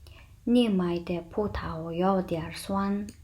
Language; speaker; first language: Chinese; non-native, fluent; Mongolian